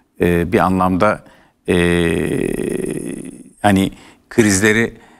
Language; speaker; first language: Turkish; native; Turkish